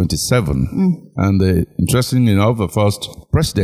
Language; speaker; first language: English; non-native, local second language; Krio